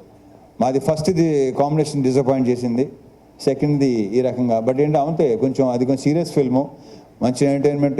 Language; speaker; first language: Telugu; native; Telugu